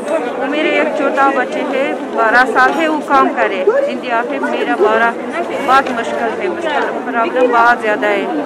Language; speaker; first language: Hindi; non-native, learner; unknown